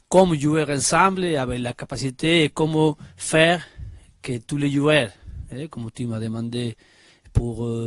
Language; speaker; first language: French; non-native, learner; Spanish